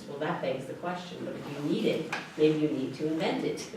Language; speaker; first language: English; native; English